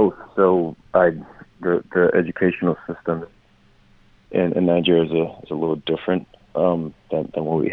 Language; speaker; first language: English; non-native, local second language; Yoruba